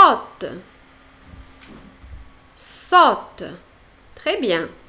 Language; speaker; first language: French; non-native, local second language; Arabic